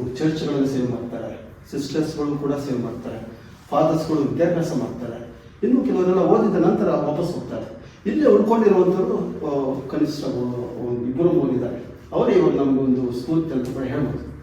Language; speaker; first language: Kannada; native; Kannada